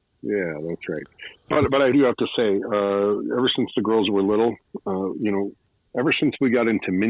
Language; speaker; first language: English; native; English